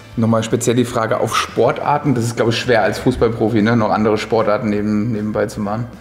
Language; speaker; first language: German; native; German